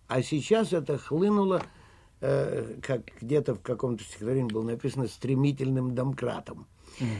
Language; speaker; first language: Russian; native; Russian